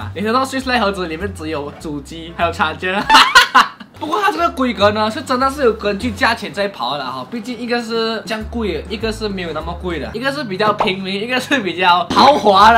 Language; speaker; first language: Chinese; native; Chinese